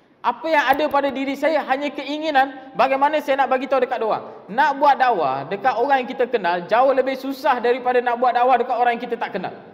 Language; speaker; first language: Malay; non-native, local second language; Tamil